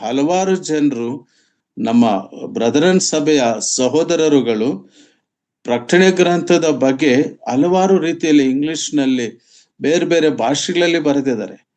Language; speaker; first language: Kannada; non-native, local second language; Telugu